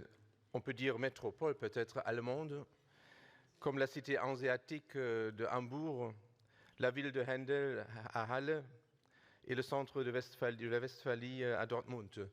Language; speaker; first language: French; non-native, fluent; German